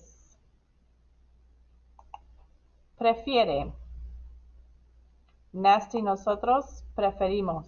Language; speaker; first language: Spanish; non-native, fluent; English